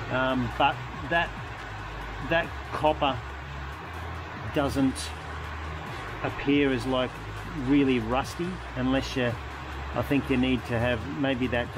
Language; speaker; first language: English; native; English